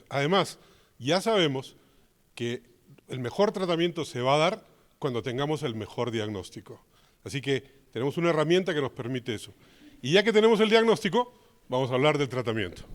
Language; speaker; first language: Spanish; native; Spanish